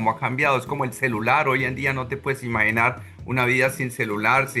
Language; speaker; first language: Spanish; native; Spanish